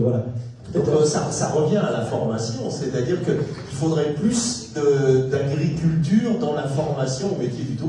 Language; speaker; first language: French; native; French